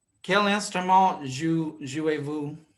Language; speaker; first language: French; non-native, fluent; English